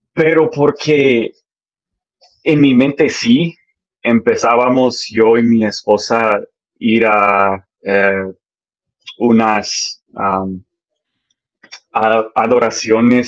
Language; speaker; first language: Spanish; early bilingual, heritage; English